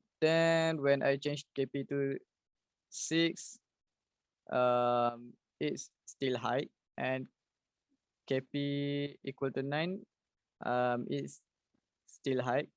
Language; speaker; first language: English; non-native, learner; Malay